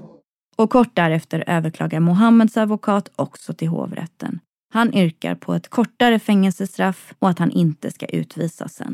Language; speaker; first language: Swedish; native; Swedish